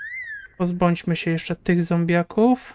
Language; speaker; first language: Polish; native; Polish